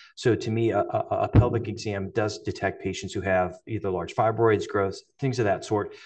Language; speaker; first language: English; native; English